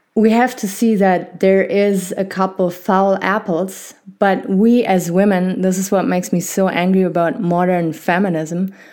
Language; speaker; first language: English; non-native, fluent; German